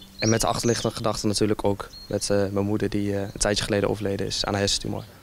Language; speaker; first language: Dutch; native; Dutch